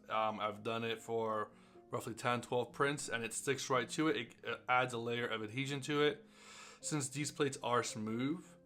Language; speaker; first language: English; native; English